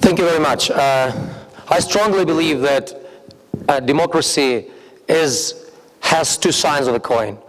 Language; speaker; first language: English; non-native, fluent; Ukrainian